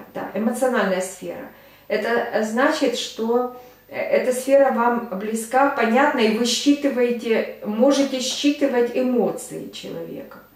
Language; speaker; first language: Russian; native; Russian